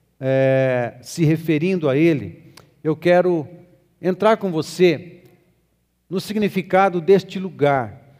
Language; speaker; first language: Portuguese; native; Portuguese